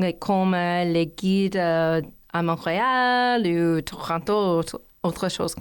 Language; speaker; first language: French; non-native, learner; English